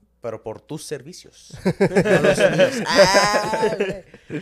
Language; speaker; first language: Spanish; early bilingual, heritage; Spanish